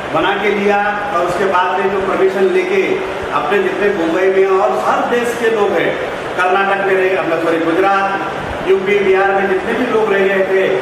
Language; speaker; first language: Hindi; non-native, local second language; Lambadi